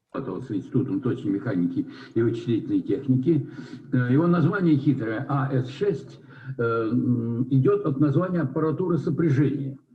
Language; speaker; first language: Russian; native; Russian